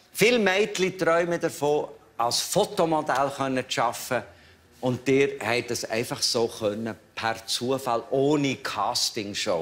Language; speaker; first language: German; native; German